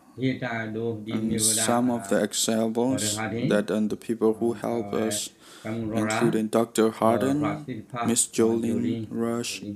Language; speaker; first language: English; non-native, fluent; Burmese